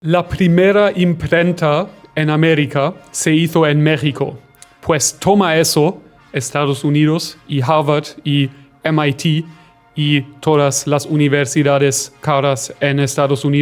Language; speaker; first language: Spanish; non-native, fluent; German